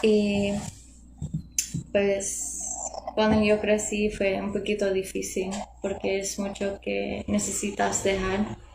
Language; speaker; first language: Spanish; non-native, learner; English